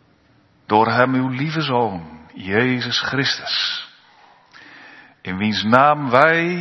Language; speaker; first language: Dutch; native; Dutch